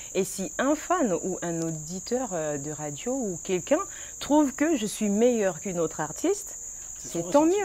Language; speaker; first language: French; non-native, local second language; Lingala